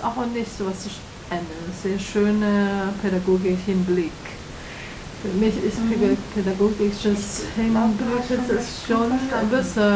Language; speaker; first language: German; non-native, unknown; Chinese